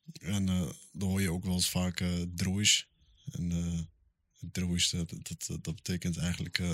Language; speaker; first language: Dutch; early bilingual, other home language; Arabic